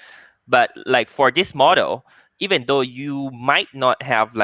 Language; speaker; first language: English; non-native, learner; Thai